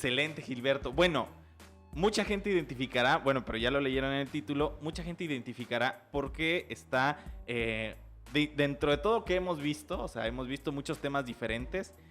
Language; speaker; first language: Spanish; native; Spanish